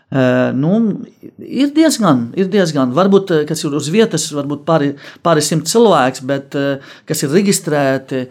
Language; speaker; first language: Latvian; non-native, fluent; Arabic